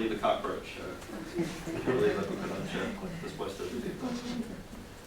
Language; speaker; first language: Spanish; non-native, learner; English